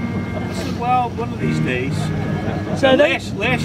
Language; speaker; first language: English; native; English